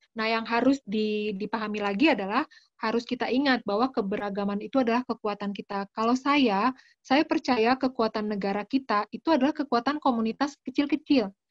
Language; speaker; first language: Indonesian; native; Indonesian